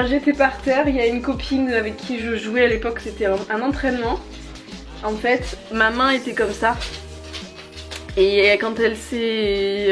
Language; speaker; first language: French; native; French